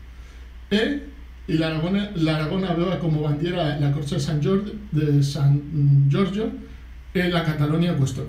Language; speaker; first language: Italian; non-native, fluent; Catalan